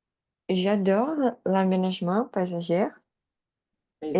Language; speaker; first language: French; non-native, learner; Portuguese